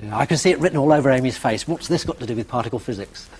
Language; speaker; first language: English; native; English